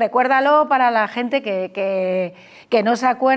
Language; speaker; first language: Spanish; native; Spanish